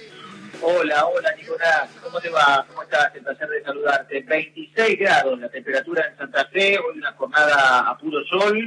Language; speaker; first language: Spanish; native; Spanish